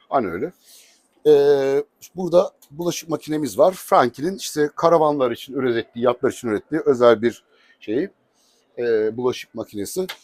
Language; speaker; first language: Turkish; native; Turkish